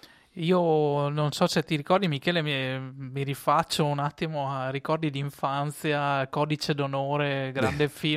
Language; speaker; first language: Italian; native; Italian